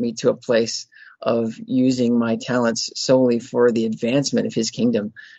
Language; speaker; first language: English; native; English